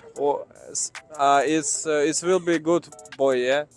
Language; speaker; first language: English; non-native, learner; Russian